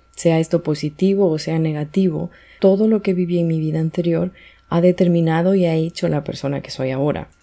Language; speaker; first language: Spanish; native; Spanish